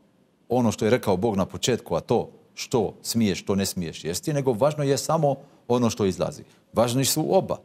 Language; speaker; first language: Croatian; non-native, fluent; Hebrew